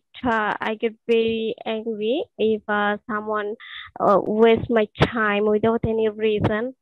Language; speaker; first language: English; non-native, learner; Bangla